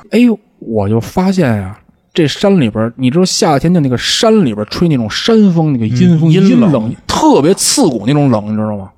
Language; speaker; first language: Chinese; native; Chinese